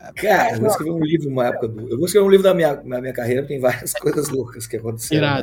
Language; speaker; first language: Portuguese; native; Portuguese